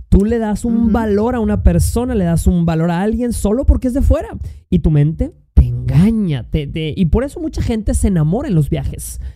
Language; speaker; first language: Spanish; native; Spanish